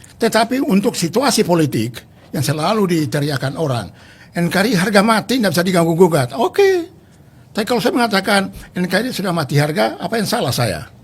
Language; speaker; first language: Indonesian; native; Indonesian